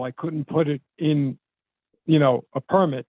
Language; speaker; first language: English; native; English